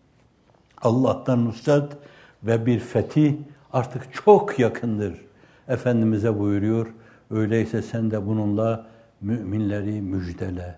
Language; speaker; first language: Turkish; native; Turkish